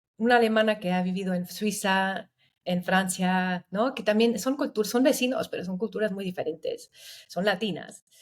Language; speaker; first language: Spanish; non-native, fluent; German